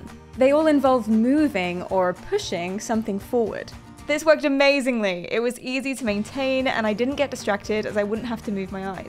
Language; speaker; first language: English; native; English